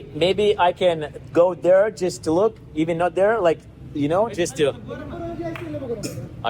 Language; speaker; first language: English; non-native, learner; Lithuanian